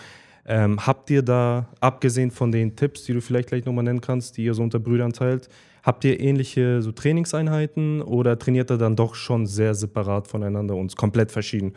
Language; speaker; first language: German; native; German